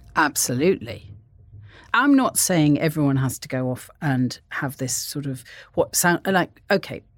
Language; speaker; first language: English; native; English